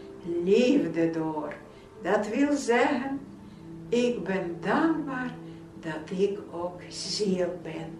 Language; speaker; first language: Dutch; non-native, fluent; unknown